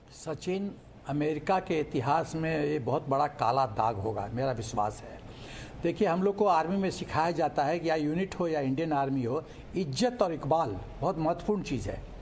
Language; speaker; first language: Hindi; native; Hindi